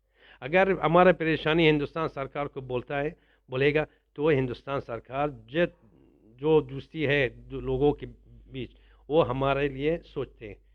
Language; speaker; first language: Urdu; non-native, learner; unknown